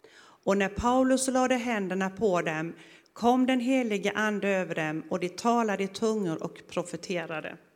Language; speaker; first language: Swedish; native; Swedish